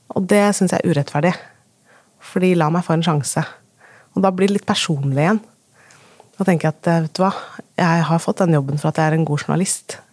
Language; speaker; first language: Norwegian; native; Norwegian